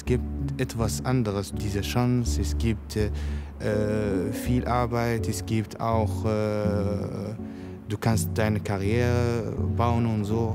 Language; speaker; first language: German; non-native, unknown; Arabic